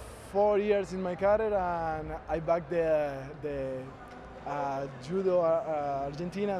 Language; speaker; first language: English; non-native, learner; Spanish